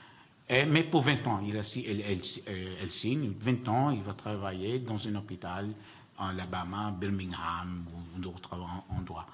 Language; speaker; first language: French; non-native, learner; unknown